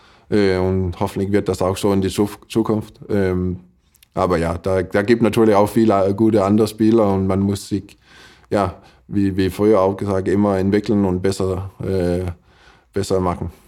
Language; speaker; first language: German; non-native, fluent; Danish